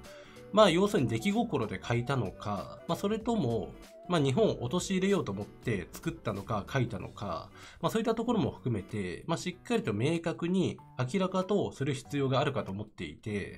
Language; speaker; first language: Japanese; native; Japanese